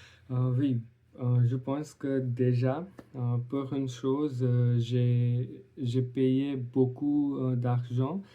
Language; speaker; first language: French; non-native, learner; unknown